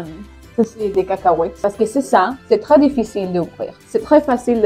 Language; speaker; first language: French; non-native, learner; Spanish